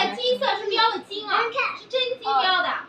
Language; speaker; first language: Chinese; native; Chinese